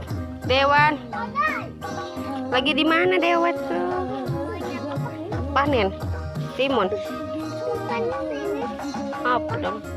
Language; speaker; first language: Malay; non-native, local second language; Sundanese